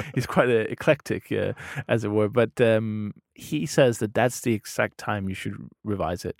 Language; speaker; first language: English; non-native, fluent; Danish